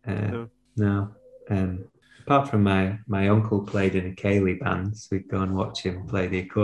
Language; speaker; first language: English; native; English